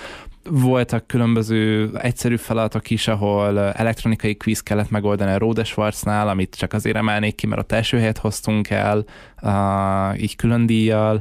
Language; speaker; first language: Hungarian; native; Hungarian